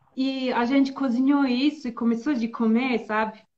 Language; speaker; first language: Portuguese; non-native, fluent; Serbian